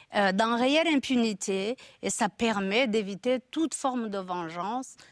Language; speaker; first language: French; non-native, local second language; Kinyarwanda